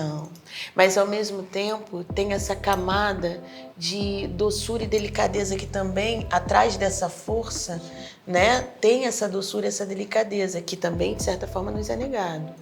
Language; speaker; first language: Portuguese; native; Portuguese